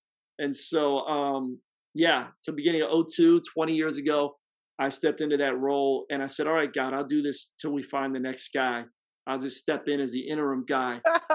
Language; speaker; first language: English; native; English